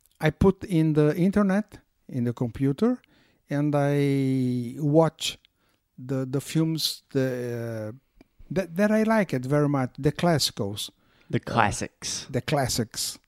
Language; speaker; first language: English; non-native, learner; Portuguese